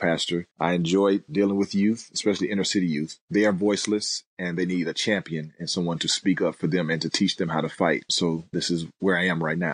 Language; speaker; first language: English; native; English